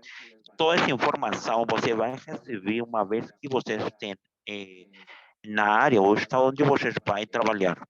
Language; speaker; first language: Portuguese; non-native, fluent; Spanish